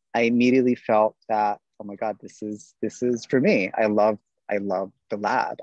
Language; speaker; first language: English; native; English